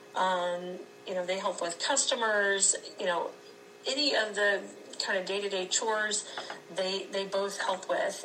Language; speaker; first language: English; native; English